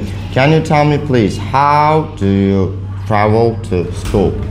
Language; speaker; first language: English; non-native, fluent; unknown